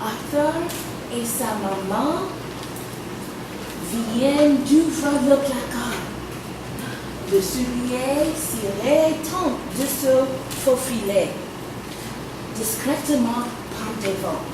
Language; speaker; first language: French; non-native, fluent; English